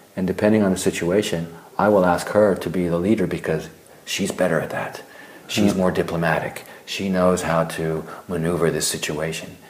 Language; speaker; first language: English; early bilingual, other home language; German